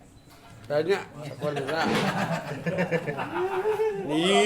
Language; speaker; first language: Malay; non-native, local second language; Sundanese